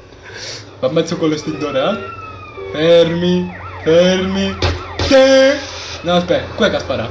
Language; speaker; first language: Italian; native; Italian